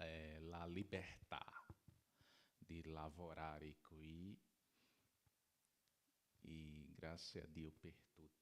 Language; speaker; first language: Italian; non-native, learner; Portuguese